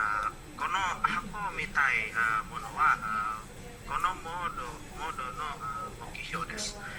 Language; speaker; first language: Japanese; non-native, learner; Indonesian